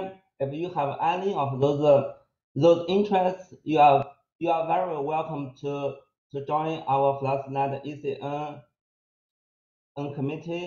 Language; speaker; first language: English; non-native, fluent; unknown